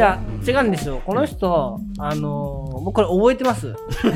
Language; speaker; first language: Japanese; native; Japanese